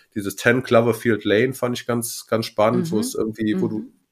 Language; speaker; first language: German; native; German